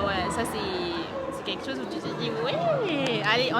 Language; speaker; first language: French; native; French